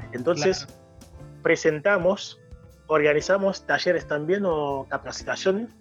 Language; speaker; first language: Spanish; non-native, fluent; Haitian Creole